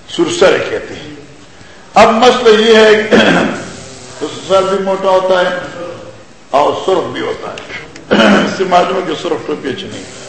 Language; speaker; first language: Urdu; non-native, local second language; Northern Hindko